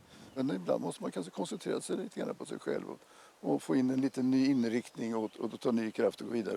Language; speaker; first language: Swedish; native; Swedish